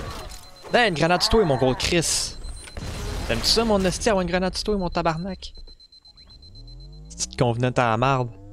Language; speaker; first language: French; native; French